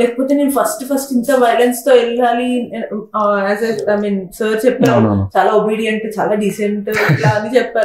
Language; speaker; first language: Telugu; native; Telugu